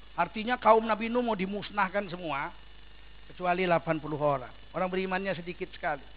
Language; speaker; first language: Indonesian; native; Indonesian